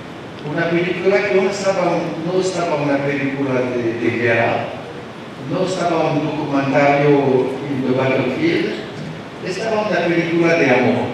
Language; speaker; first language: Spanish; non-native, learner; French